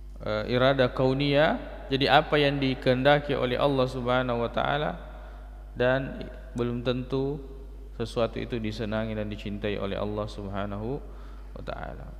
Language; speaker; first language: Malay; non-native, local second language; Buginese